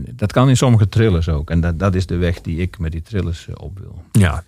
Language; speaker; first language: Dutch; native; Dutch